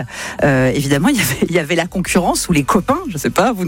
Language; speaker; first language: French; native; French